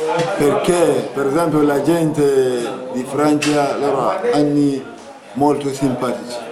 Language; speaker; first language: Italian; non-native, learner; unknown